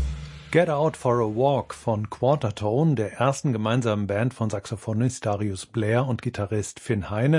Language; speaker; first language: German; native; German